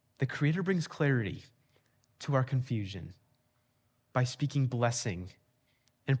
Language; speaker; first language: English; native; English